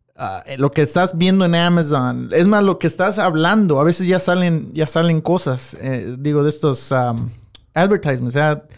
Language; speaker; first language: Spanish; early bilingual, heritage; Spanish